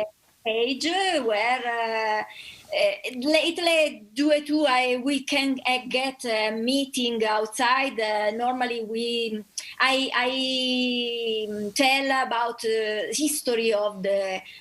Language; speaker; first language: English; non-native, learner; Italian